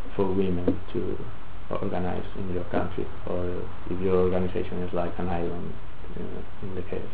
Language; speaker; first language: English; non-native, fluent; Galician